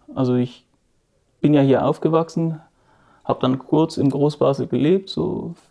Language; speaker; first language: German; native; German